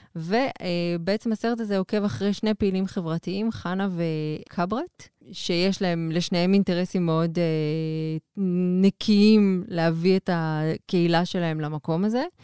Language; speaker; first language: Hebrew; native; Hebrew